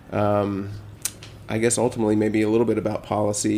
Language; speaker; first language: English; native; English